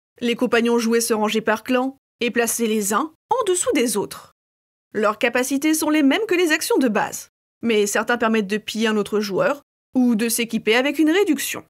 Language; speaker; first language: French; native; French